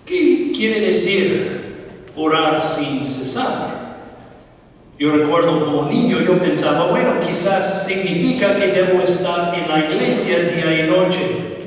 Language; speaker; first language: Spanish; non-native, fluent; English